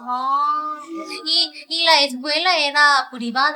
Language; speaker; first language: Spanish; non-native, fluent; Korean